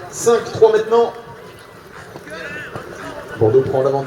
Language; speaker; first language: French; native; French